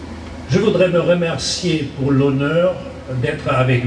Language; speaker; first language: French; non-native, fluent; German